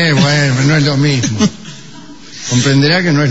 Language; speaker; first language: Spanish; native; Spanish